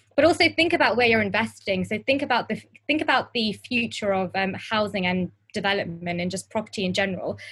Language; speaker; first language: English; native; English